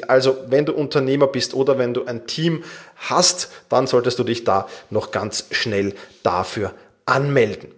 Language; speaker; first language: German; native; German